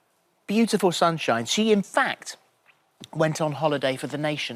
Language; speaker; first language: English; native; English